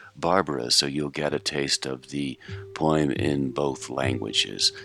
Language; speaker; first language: English; native; English